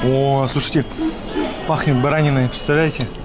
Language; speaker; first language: Russian; native; Russian